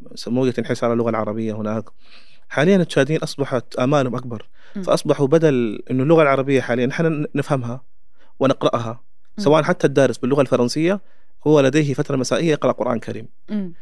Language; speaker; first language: Arabic; non-native, local second language; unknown